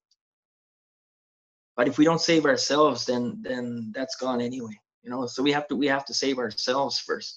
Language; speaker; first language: English; non-native, fluent; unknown